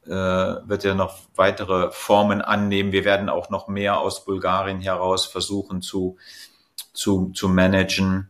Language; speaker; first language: German; native; German